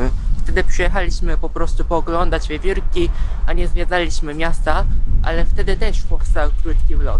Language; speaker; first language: Polish; non-native, fluent; Japanese